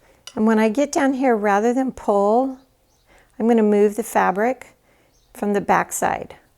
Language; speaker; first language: English; native; English